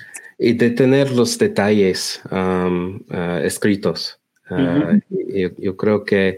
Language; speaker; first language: Spanish; non-native, learner; English